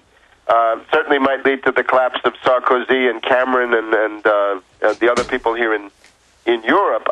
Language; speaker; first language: English; native; English